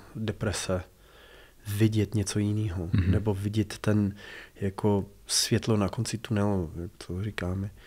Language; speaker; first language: Czech; non-native, fluent; English